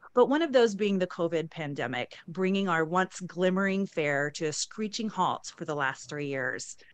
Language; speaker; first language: English; native; English